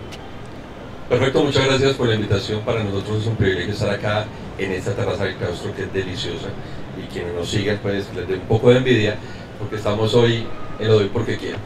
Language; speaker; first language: Spanish; native; Spanish